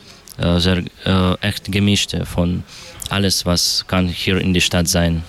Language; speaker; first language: German; non-native, learner; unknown